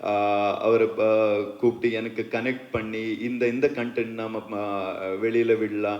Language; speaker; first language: Tamil; non-native, learner; Kannada